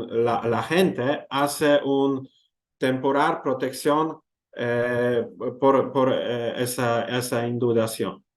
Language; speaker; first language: Spanish; non-native, learner; Polish